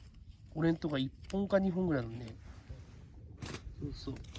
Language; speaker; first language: Japanese; native; Japanese